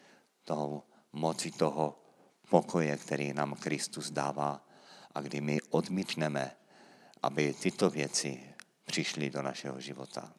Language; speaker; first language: Czech; native; Czech